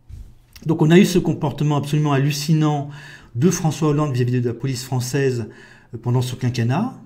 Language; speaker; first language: French; native; French